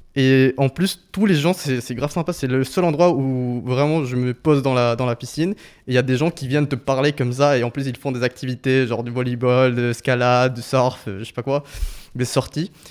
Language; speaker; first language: French; non-native, fluent; Spanish